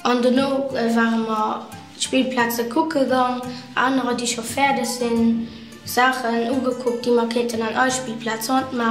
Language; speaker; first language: German; non-native, local second language; Luxembourgish